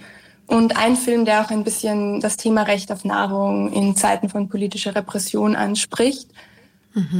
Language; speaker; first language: German; native; German